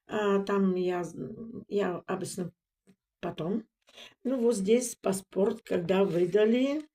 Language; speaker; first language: Russian; non-native, learner; Bulgarian